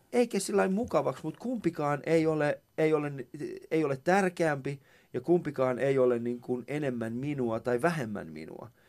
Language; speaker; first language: Finnish; early bilingual, other home language; Persian